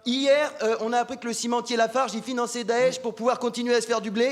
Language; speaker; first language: French; native; French